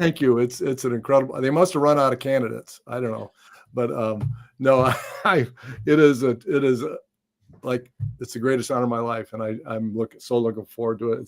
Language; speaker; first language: English; native; English